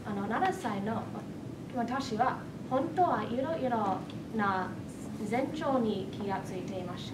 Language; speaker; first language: Japanese; non-native, fluent; English